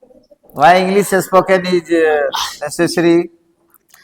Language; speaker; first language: English; non-native, learner; Hindi